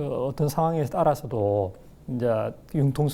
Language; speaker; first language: Korean; native; Korean